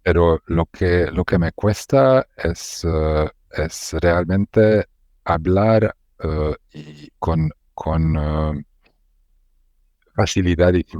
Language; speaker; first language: Spanish; non-native, learner; Hungarian